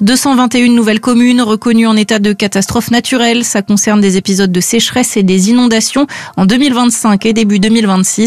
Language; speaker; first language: French; native; French